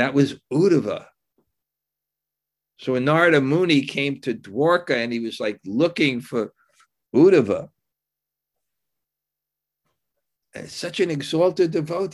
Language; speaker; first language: English; native; English